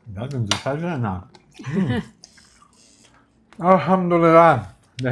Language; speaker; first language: Indonesian; non-native, learner; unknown